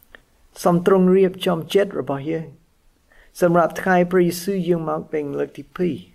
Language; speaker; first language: Khmer; non-native, fluent; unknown